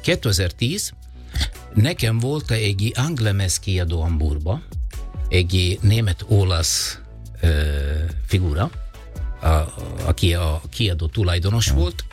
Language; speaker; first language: Hungarian; non-native, learner; Italian